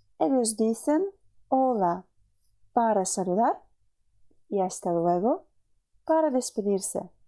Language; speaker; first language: Spanish; non-native, fluent; Ukrainian